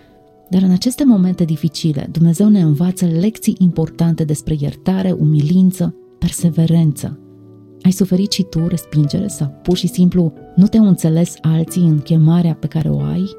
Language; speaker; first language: Romanian; native; Romanian